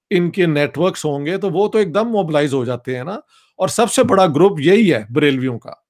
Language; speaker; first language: Urdu; non-native, local second language; Punjabi